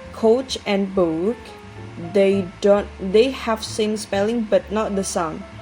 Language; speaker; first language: English; non-native, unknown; Indonesian